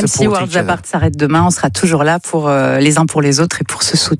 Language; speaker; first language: French; native; French